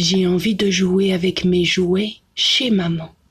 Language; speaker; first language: French; native; French